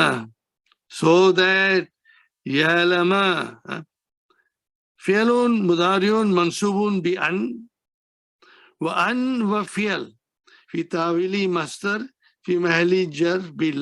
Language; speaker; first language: Arabic; non-native, fluent; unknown